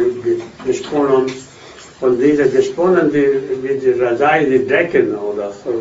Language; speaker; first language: German; non-native, fluent; Hindi